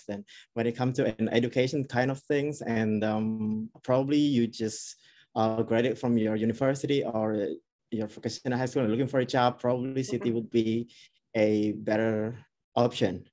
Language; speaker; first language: English; non-native, fluent; Indonesian